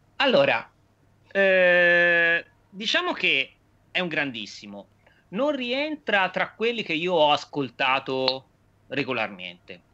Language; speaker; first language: Italian; native; Italian